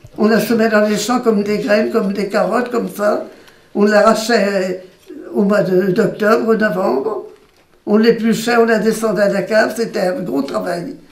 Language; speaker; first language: French; native; French